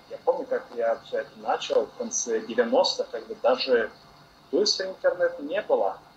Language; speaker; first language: Russian; non-native, learner; Portuguese